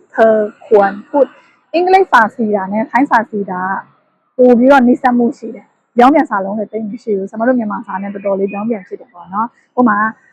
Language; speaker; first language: Burmese; native; Burmese